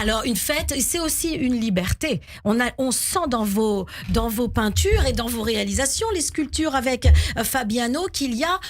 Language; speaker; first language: French; native; French